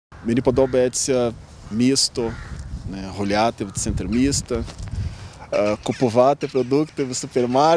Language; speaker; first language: Ukrainian; non-native, learner; Portuguese